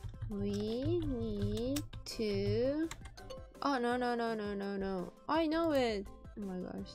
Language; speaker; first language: English; non-native, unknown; Japanese